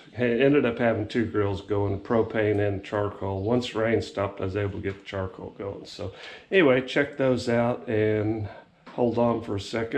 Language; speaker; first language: English; native; English